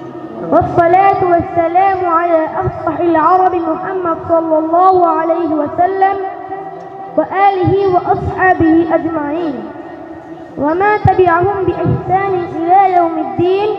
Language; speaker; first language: Arabic; non-native, learner; Bangla